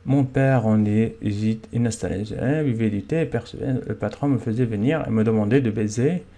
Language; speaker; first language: French; non-native, local second language; Arabic